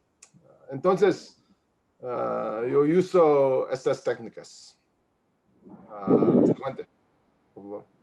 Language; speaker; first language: Spanish; non-native, learner; English